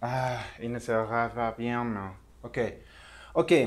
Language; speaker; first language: French; non-native, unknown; Spanish